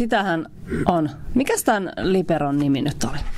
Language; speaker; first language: Finnish; native; Finnish